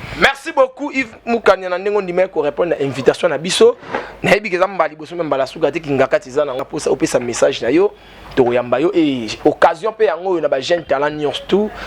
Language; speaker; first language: Lingala; native; Lingala